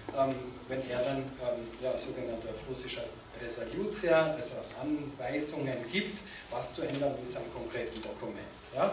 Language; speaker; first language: German; native; German